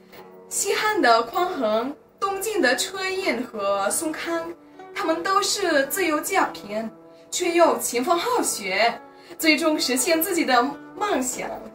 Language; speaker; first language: Chinese; non-native, fluent; Romanian